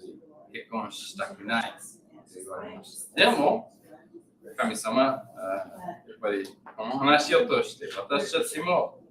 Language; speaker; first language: Japanese; non-native, learner; English